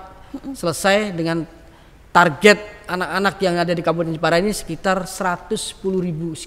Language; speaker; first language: Indonesian; native; Indonesian